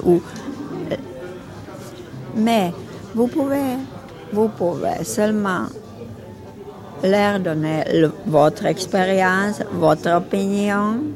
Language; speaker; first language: French; non-native, learner; Czech